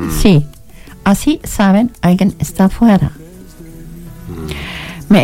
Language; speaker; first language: Spanish; non-native, learner; German